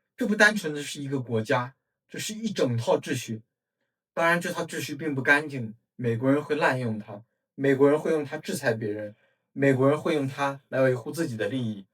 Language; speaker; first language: Chinese; non-native, fluent; English